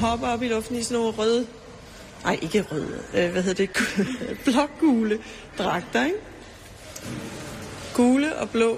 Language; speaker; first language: Danish; native; Danish